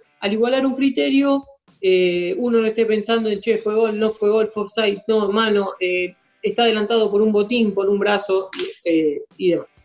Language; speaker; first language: Spanish; native; Spanish